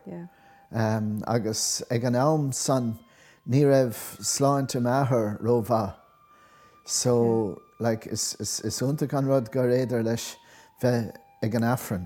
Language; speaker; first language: Irish; non-native, local second language; English